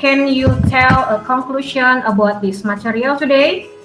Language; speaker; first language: English; non-native, learner; Indonesian